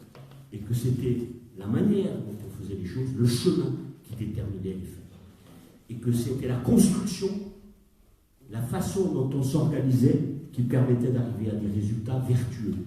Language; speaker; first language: French; native; French